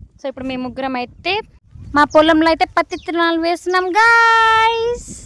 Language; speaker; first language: Telugu; non-native, local second language; Lambadi